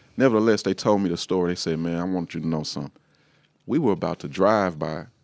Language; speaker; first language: English; native; English